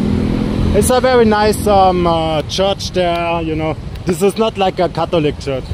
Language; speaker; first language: English; non-native, learner; German